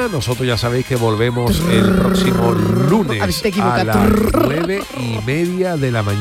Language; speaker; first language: Spanish; native; Spanish